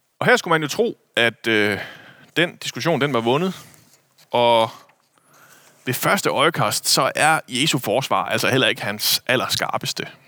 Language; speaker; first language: Danish; native; Danish